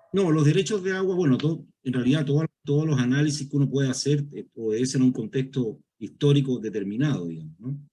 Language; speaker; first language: Spanish; native; Spanish